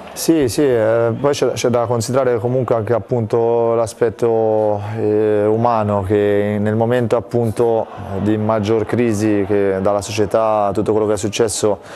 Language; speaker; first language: Italian; native; Italian